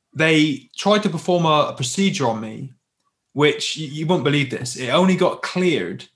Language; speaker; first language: English; native; English